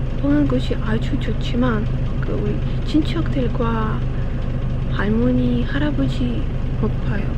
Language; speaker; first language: Korean; non-native, fluent; Ukrainian